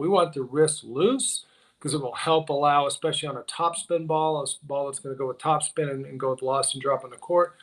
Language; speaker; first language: English; native; English